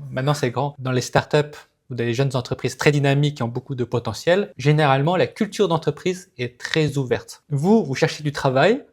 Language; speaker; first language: French; native; French